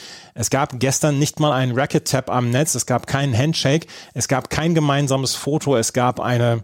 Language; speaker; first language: German; native; German